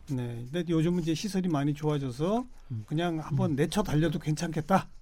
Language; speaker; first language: Korean; native; Korean